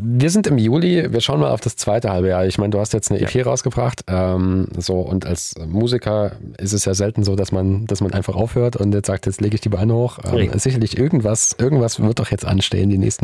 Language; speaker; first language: German; native; German